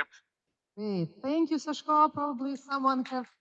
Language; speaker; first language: English; non-native, fluent; Ukrainian